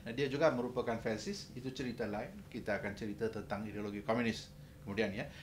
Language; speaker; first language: Malay; non-native, local second language; Tamil